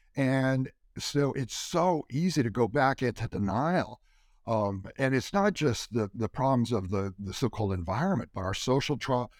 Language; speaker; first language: English; native; English